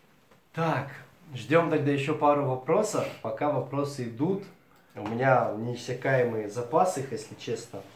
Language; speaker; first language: Russian; native; Russian